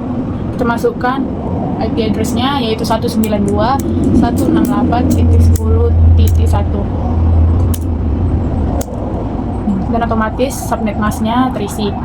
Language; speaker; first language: Indonesian; native; Indonesian